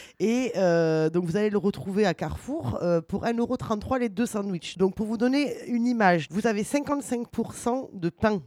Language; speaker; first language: French; native; French